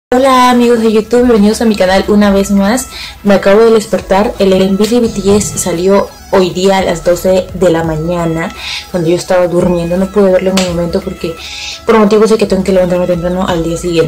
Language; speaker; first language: Spanish; native; Spanish